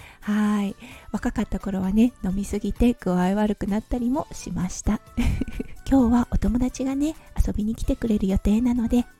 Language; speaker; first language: Japanese; native; Japanese